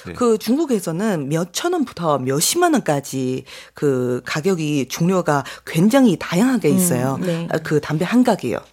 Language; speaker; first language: Korean; non-native, fluent; Chinese